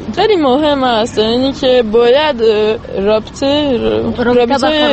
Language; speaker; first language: Persian; non-native, fluent; French